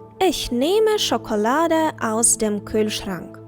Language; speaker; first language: German; non-native, fluent; Ukrainian